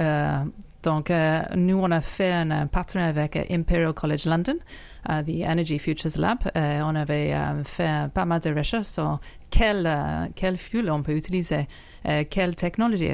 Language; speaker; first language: French; non-native, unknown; English